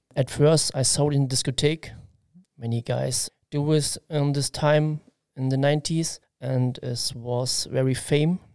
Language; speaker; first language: English; non-native, learner; German